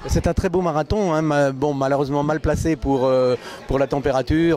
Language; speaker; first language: French; native; French